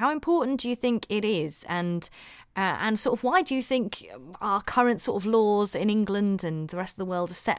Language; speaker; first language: English; native; English